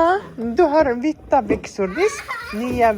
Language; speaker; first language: Swedish; non-native, learner; Mongolian